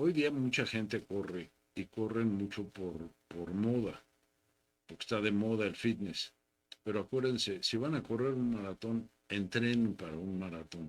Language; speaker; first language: Spanish; native; Spanish